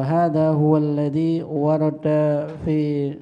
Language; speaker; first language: Arabic; non-native, learner; Indonesian